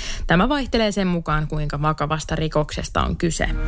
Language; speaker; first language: Finnish; native; Finnish